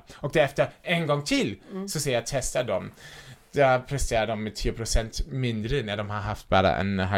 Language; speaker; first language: Swedish; non-native, fluent; German